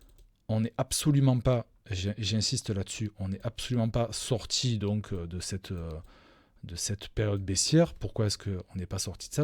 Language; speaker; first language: French; native; French